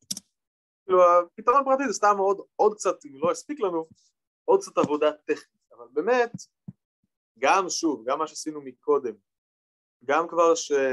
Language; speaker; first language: Hebrew; native; Hebrew